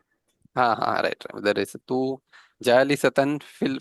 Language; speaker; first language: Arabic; non-native, learner; Urdu